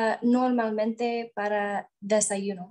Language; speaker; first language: Spanish; non-native, learner; English